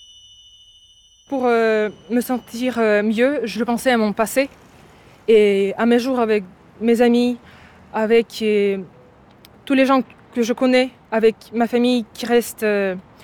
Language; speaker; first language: French; non-native, fluent; Ukrainian